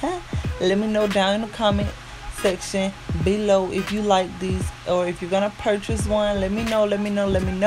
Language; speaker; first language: English; native; English